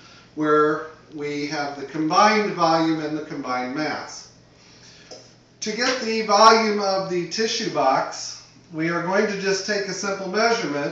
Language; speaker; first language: English; native; English